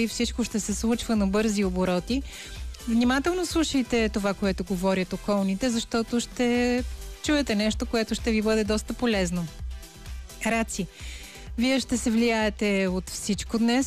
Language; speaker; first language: Bulgarian; native; Bulgarian